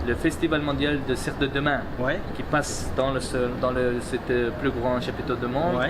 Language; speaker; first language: French; non-native, fluent; Mongolian